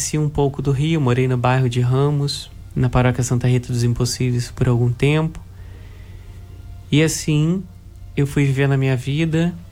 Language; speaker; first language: Portuguese; native; Portuguese